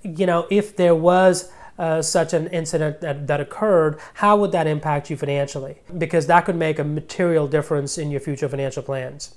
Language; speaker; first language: English; native; English